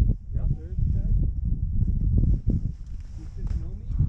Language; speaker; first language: English; native; English